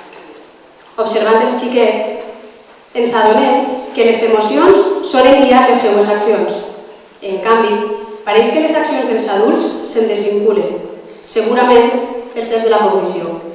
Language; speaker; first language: Catalan; native; Catalan